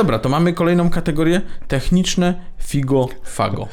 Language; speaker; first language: Polish; native; Polish